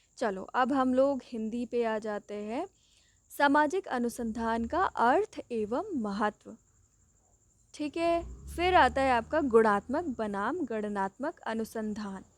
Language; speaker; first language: Hindi; native; Hindi